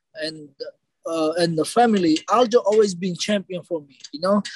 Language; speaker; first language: English; non-native, learner; Georgian